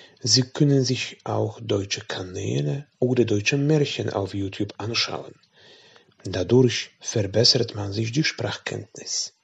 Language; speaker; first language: German; non-native, fluent; Polish